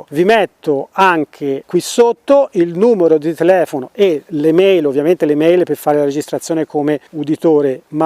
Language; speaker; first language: Italian; native; Italian